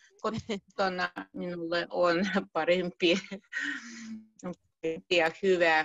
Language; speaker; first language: Finnish; non-native, learner; Russian